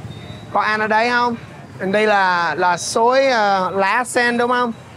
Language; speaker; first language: Vietnamese; non-native, fluent; English